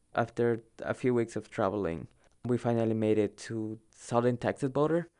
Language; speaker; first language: English; early bilingual, other home language; Spanish